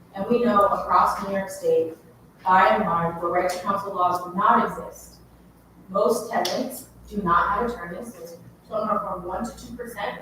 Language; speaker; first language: English; native; English